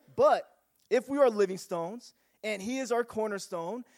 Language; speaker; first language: English; native; English